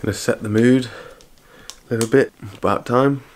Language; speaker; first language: English; native; English